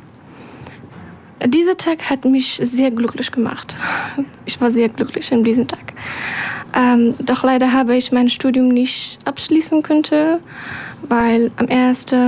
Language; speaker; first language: German; non-native, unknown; Persian